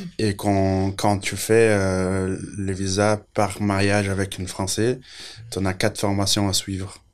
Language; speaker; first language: French; non-native, fluent; Portuguese